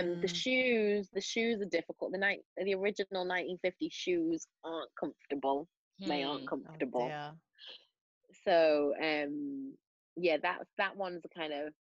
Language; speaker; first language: English; native; English